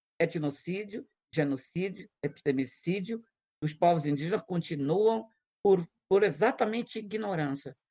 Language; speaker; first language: Portuguese; non-native, local second language; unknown